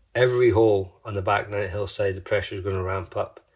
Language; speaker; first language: English; native; English